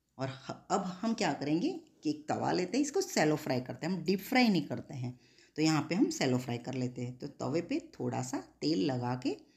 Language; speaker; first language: Hindi; non-native, local second language; Gujarati